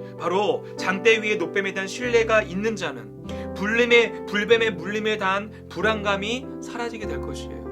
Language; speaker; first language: Korean; native; Korean